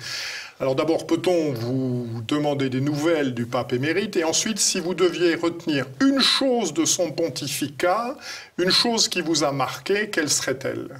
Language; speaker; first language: French; native; French